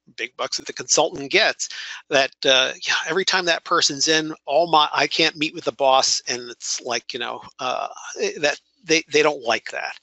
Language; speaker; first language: English; native; English